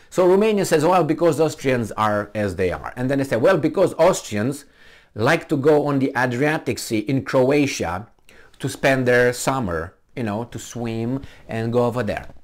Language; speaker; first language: English; non-native, fluent; Romanian